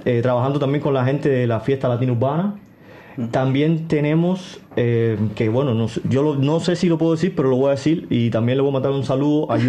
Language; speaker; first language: Spanish; native; Spanish